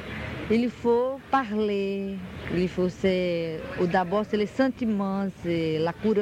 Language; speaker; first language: French; non-native, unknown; Portuguese